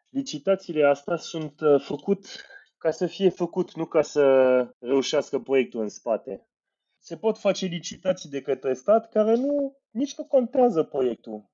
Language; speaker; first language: Romanian; non-native, fluent; French